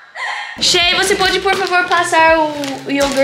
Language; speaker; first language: Portuguese; non-native, fluent; English